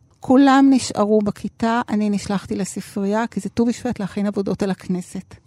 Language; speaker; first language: Hebrew; early bilingual, other home language; Spanish